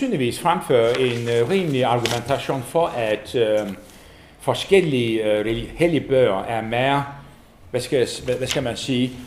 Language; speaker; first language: Danish; non-native, fluent; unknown